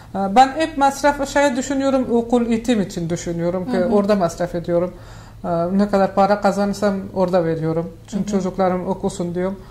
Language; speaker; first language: Turkish; non-native, learner; Persian